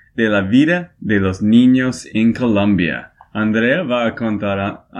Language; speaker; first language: Spanish; non-native, fluent; English